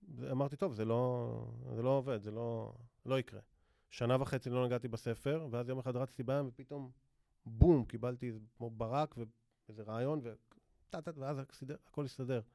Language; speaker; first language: Hebrew; native; Hebrew